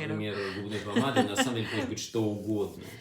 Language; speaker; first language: Russian; native; Russian